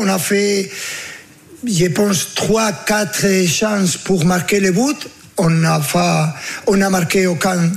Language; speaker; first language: French; non-native, learner; Spanish